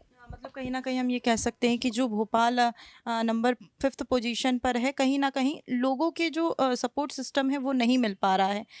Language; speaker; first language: Hindi; native; Hindi